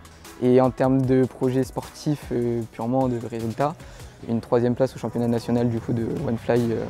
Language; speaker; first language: French; native; French